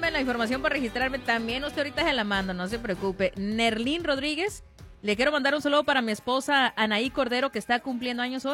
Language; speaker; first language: Spanish; native; Spanish